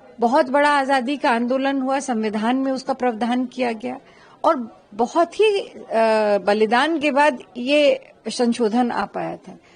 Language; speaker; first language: Hindi; native; Hindi